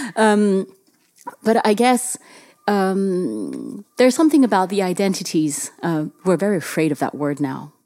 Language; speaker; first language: English; early bilingual, other home language; Chinese